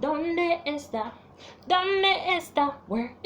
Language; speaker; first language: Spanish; non-native, fluent; English